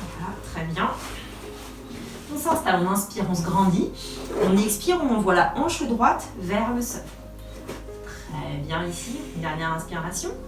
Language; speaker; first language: French; native; French